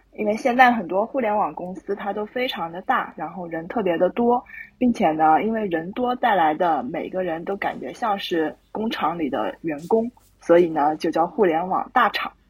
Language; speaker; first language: Chinese; native; Chinese